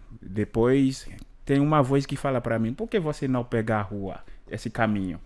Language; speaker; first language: Portuguese; non-native, learner; Haitian Creole